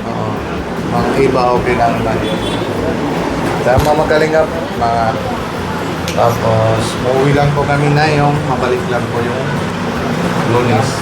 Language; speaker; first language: Filipino; non-native, learner; Punjabi